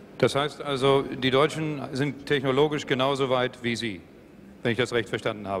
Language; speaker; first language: German; native; German